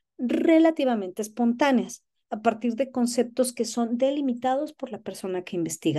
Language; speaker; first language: Spanish; native; Spanish